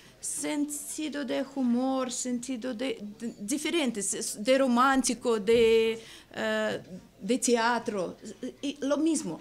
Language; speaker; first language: Spanish; non-native, learner; Russian